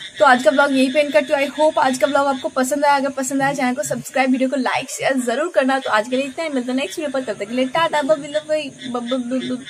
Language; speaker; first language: Hindi; non-native, local second language; Bangla